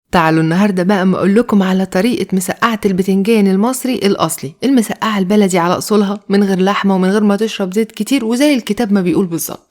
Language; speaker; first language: Arabic; native; Arabic